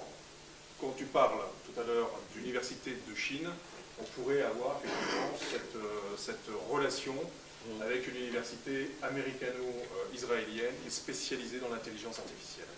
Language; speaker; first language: French; native; French